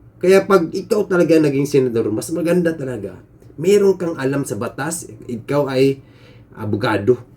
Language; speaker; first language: Filipino; native; Filipino